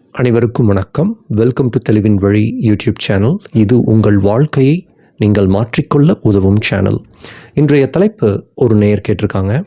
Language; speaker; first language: Tamil; native; Tamil